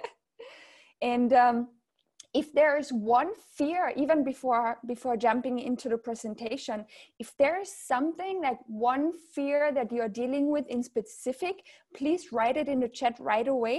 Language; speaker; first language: English; non-native, fluent; German